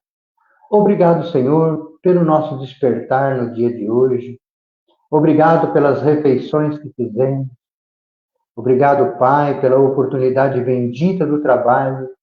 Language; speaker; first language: Portuguese; native; Portuguese